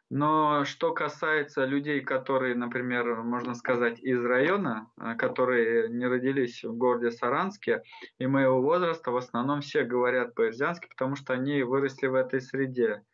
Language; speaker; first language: Russian; non-native, local second language; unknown